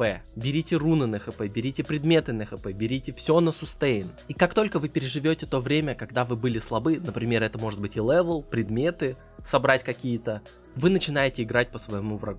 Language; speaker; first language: Russian; native; Russian